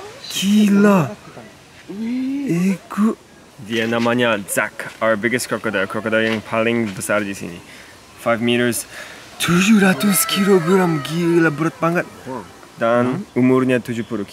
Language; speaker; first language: Indonesian; non-native, fluent; Japanese